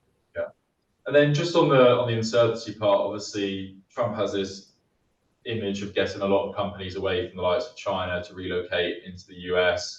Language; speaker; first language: English; native; English